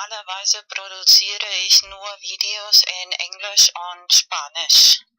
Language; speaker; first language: German; non-native, learner; Spanish